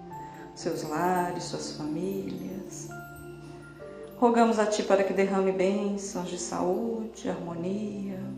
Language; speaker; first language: Portuguese; native; Portuguese